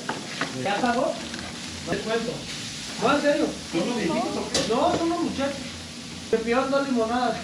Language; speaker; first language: Spanish; native; Spanish